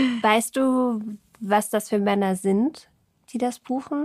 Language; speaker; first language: German; native; German